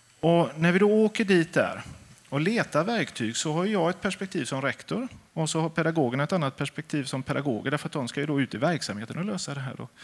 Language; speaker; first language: Swedish; native; Swedish